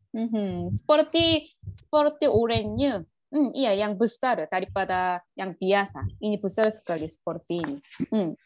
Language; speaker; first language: Indonesian; non-native, learner; Korean